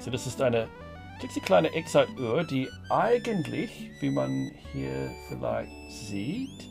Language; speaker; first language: German; non-native, fluent; English